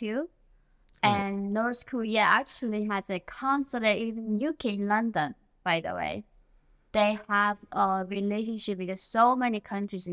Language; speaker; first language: English; non-native, fluent; Korean